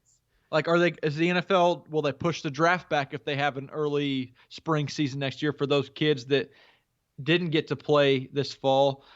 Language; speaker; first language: English; native; English